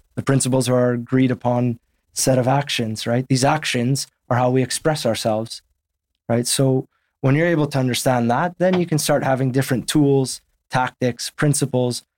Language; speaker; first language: English; native; English